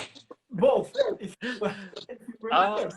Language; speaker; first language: English; non-native, learner; Italian